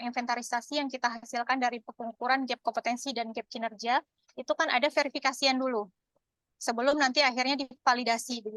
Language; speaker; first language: Indonesian; native; Indonesian